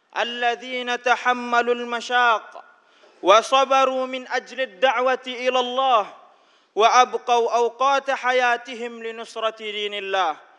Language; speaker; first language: Arabic; non-native, fluent; Indonesian